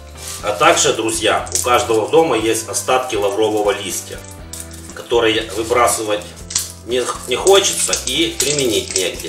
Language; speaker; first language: Russian; non-native, local second language; Ukrainian